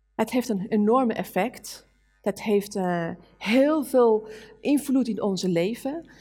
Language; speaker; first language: Dutch; non-native, fluent; Persian